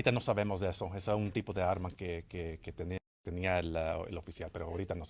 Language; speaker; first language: Spanish; early bilingual, heritage; English